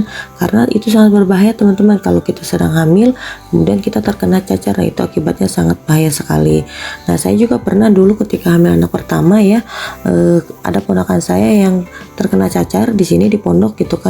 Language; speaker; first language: Indonesian; native; Indonesian